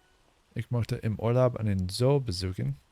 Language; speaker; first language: German; non-native, learner; English